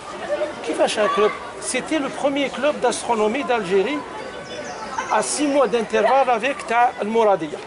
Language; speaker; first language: French; non-native, local second language; Arabic